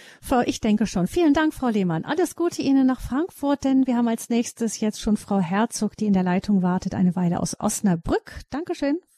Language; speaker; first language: German; native; German